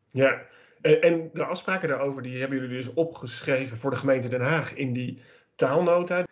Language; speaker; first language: Dutch; native; Dutch